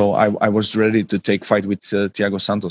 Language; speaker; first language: English; non-native, learner; Czech